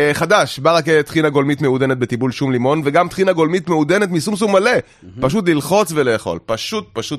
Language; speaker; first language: Hebrew; native; Hebrew